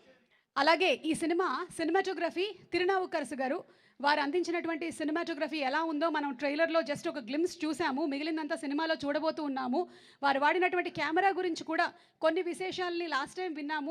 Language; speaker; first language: Telugu; native; Telugu